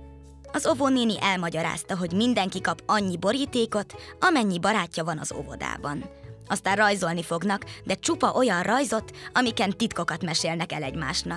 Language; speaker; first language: Hungarian; native; Hungarian